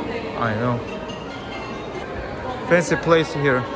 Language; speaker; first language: English; non-native, learner; Korean